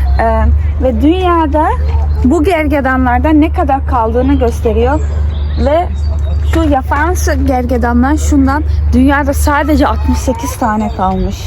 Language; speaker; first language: Turkish; early bilingual, heritage; Turkish